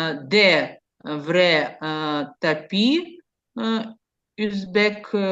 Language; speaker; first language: French; non-native, learner; Ukrainian